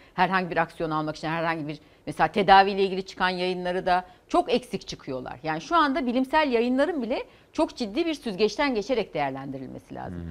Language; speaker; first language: Turkish; native; Turkish